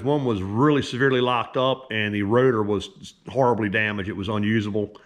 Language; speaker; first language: English; native; English